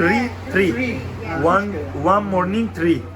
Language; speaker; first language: English; non-native, learner; Turkish